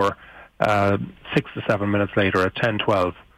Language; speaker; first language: English; native; English